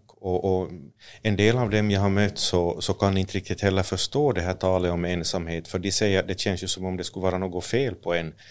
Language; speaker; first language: Swedish; native; Swedish